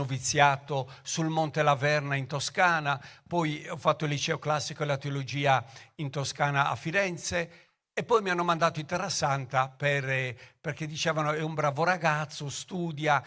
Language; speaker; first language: Italian; native; Italian